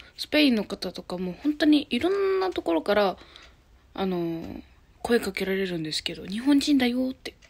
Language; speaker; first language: Japanese; native; Japanese